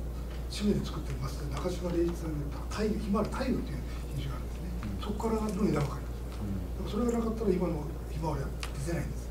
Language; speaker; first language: Japanese; native; Japanese